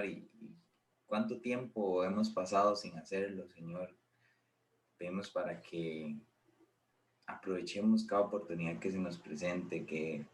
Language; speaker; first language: Spanish; native; Spanish